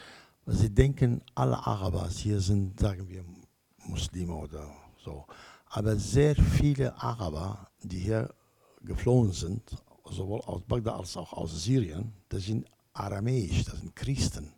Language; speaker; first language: German; non-native, learner; Kurdish